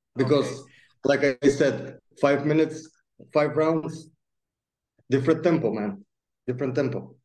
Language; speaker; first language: English; non-native, fluent; Macedonian